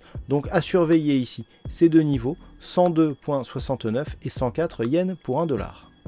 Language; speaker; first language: French; native; French